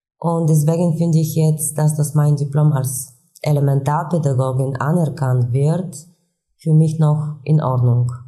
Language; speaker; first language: German; non-native, fluent; Bulgarian